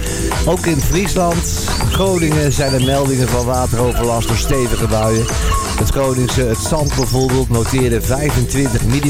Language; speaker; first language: Dutch; native; Dutch